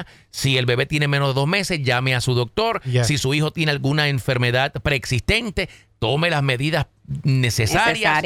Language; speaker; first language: Spanish; native; Spanish